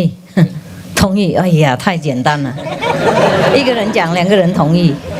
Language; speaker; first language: Chinese; non-native, fluent; Vietnamese